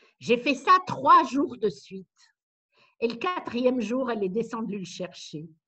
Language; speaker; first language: French; non-native, local second language; Arabic